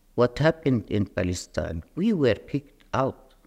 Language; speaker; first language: English; non-native, fluent; Arabic